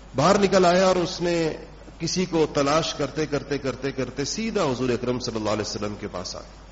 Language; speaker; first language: Urdu; non-native, local second language; Pashto